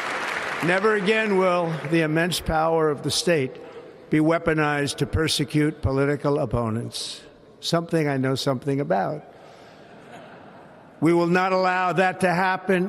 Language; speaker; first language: English; native; English